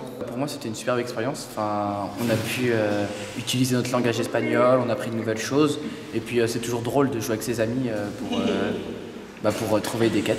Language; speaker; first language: French; native; French